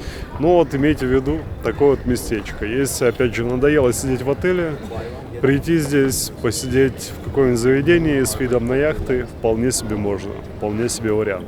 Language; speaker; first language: Russian; native; Russian